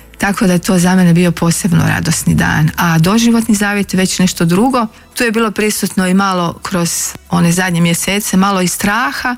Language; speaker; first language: Croatian; native; Croatian